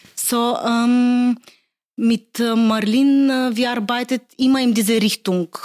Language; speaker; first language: German; non-native, learner; Bulgarian